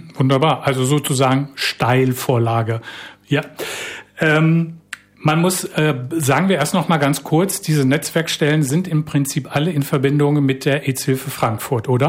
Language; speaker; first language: German; native; German